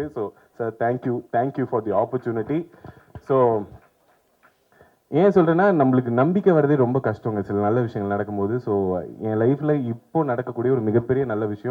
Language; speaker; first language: Tamil; native; Tamil